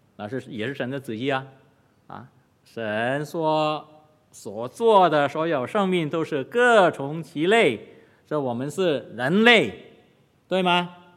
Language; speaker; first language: Chinese; non-native, local second language; Cantonese